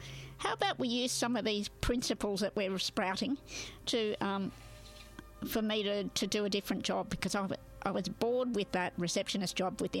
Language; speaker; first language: English; native; English